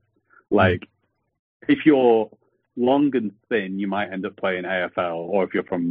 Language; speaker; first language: English; native; English